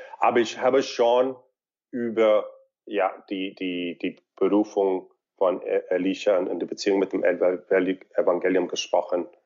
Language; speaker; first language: German; non-native, fluent; English